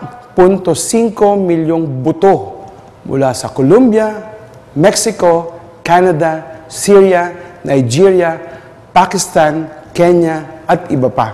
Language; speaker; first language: Filipino; native; Filipino